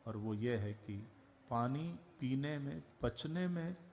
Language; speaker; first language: Hindi; non-native, local second language; Gujarati